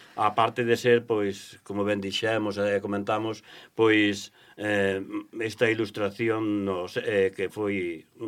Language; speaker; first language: Galician; native; Galician